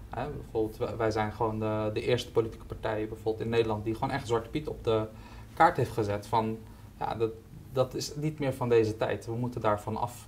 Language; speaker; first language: Dutch; early bilingual, other home language; Turkish